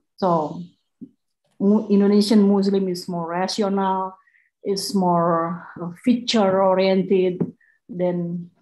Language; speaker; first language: English; non-native, fluent; Indonesian